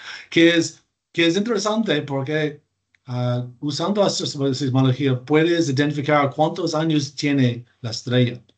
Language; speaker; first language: Spanish; non-native, fluent; English